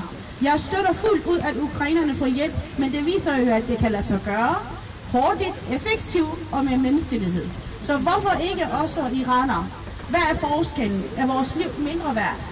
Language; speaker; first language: Danish; non-native, fluent; Persian